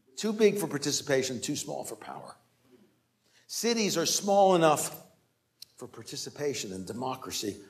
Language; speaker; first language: English; native; English